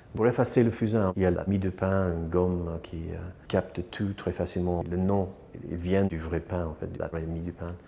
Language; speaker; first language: French; non-native, fluent; English